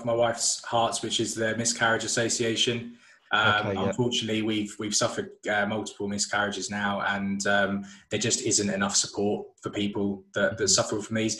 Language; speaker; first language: English; native; English